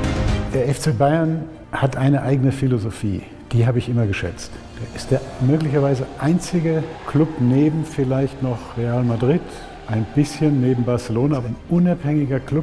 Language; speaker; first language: German; native; German